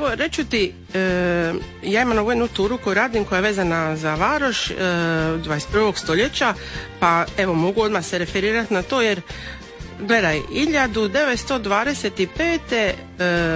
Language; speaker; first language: Croatian; native; Croatian